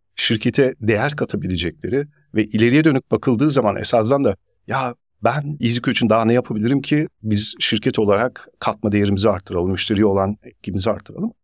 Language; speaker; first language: Turkish; early bilingual, heritage; Turkish